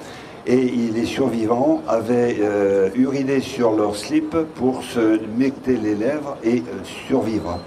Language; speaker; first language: French; native; French